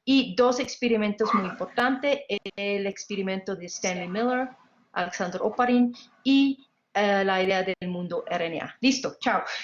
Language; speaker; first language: Spanish; non-native, fluent; English